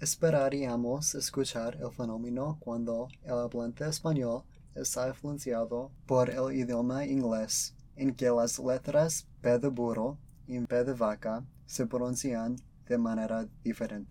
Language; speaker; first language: Spanish; early bilingual, other home language; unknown